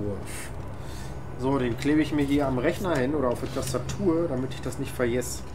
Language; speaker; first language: German; native; German